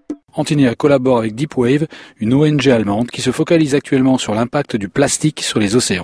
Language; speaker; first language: French; native; French